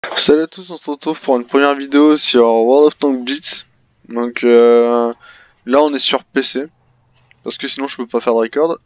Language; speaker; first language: French; native; French